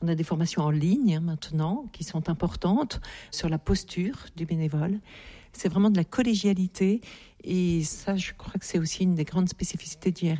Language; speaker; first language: French; native; French